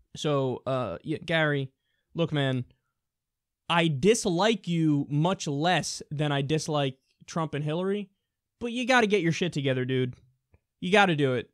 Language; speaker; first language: English; native; English